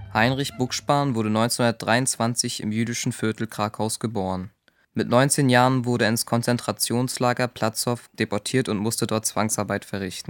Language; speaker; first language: German; native; German